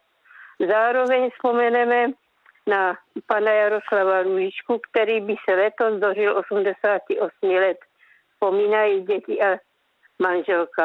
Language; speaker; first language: Czech; native; Czech